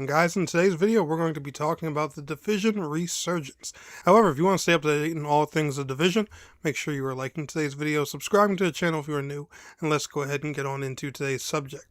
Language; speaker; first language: English; native; English